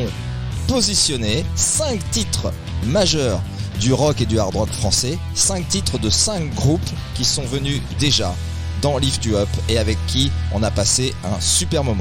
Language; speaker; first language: French; native; French